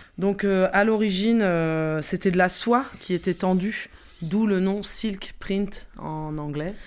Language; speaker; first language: French; native; French